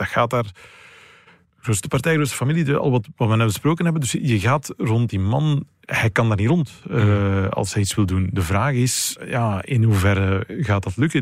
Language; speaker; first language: Dutch; native; Dutch